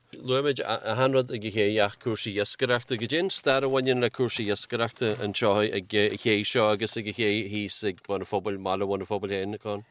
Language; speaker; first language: Irish; native; Irish